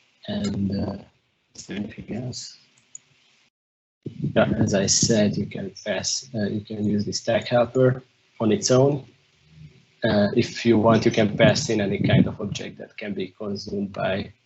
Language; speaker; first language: English; non-native, fluent; Hungarian